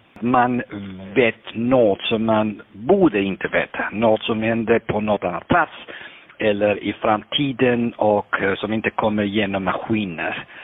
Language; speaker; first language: Swedish; non-native, fluent; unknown